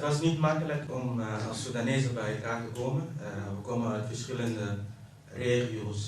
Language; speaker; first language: Dutch; non-native, fluent; Arabic